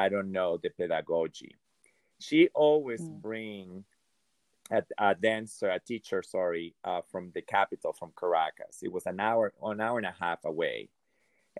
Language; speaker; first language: English; non-native, fluent; Hungarian